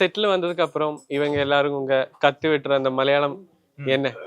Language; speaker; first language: Tamil; non-native, fluent; Malayalam